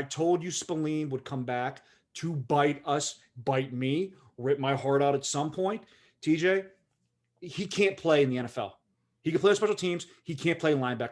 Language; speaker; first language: English; native; English